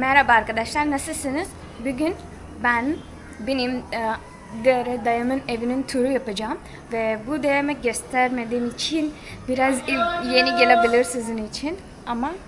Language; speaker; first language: Turkish; non-native, fluent; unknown